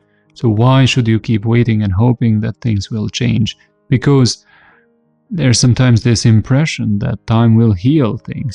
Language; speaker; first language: English; non-native, fluent; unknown